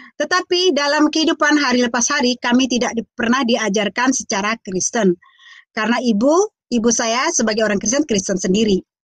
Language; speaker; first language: Indonesian; non-native, local second language; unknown